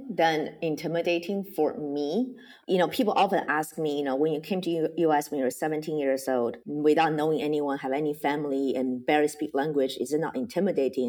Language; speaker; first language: English; non-native, fluent; Chinese